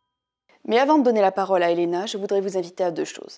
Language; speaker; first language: French; native; French